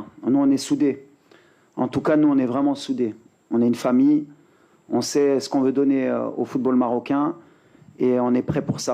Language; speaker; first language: French; native; French